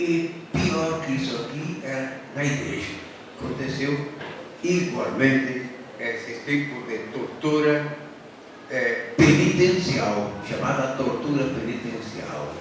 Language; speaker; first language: Portuguese; native; Portuguese